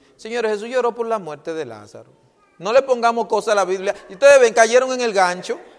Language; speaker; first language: Spanish; native; Spanish